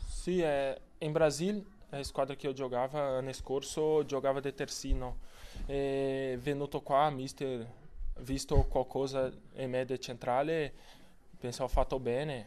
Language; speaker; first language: Italian; non-native, learner; Portuguese